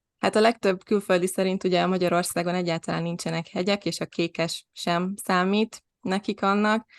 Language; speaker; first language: Hungarian; native; Hungarian